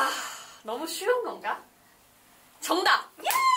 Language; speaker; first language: Korean; non-native, learner; Chinese